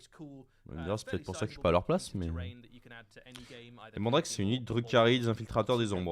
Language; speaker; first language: French; native; French